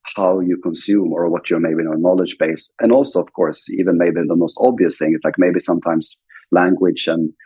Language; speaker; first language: English; non-native, fluent; Swedish